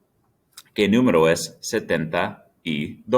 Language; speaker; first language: Spanish; non-native, fluent; English